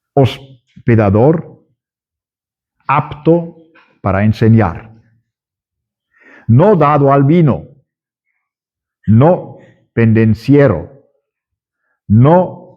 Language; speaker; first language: Spanish; non-native, fluent; German